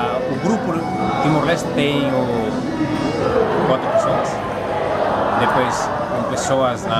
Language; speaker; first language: Portuguese; non-native, learner; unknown